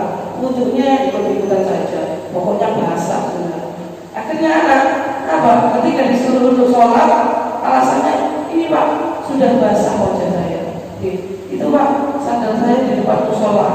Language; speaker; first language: Indonesian; native; Indonesian